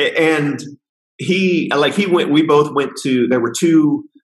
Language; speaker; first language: English; native; English